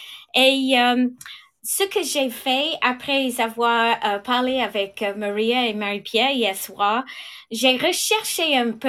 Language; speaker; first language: French; non-native, fluent; English